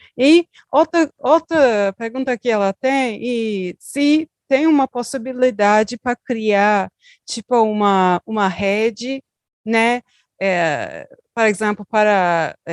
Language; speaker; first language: Portuguese; non-native, learner; Turkish